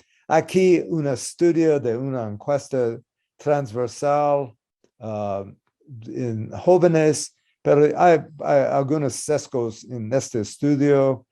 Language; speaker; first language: Spanish; non-native, learner; English